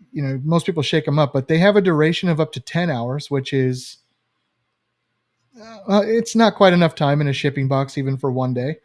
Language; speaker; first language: English; native; English